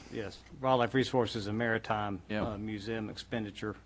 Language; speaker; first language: English; native; English